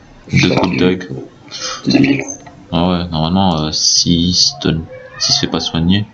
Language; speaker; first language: French; native; French